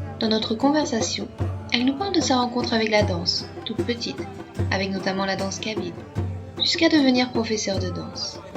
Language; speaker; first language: French; native; French